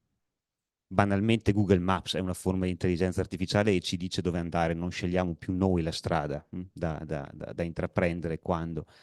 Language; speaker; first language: Italian; native; Italian